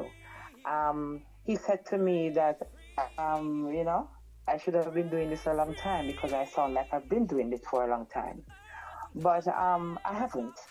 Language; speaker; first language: English; non-native, local second language; Jamaican Creole English